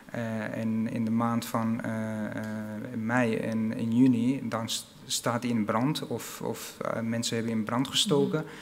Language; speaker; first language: Dutch; non-native, fluent; Arabic